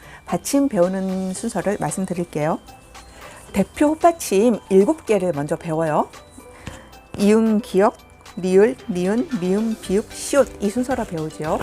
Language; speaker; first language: Korean; native; Korean